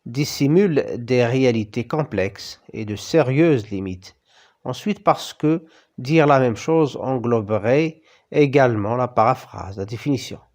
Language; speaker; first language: French; non-native, local second language; Arabic